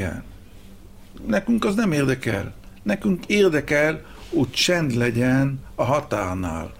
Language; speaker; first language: Hungarian; early bilingual, heritage; Hebrew